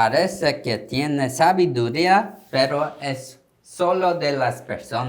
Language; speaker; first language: Spanish; non-native, learner; Korean